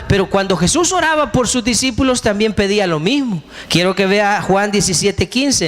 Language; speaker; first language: Spanish; native; Spanish